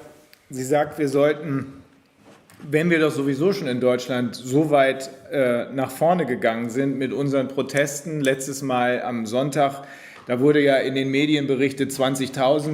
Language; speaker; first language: German; native; German